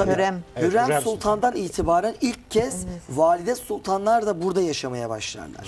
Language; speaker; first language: Turkish; native; Turkish